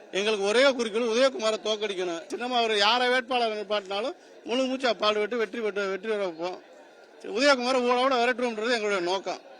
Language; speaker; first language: Tamil; native; Tamil